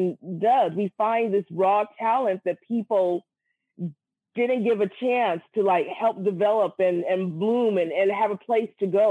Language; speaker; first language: English; native; English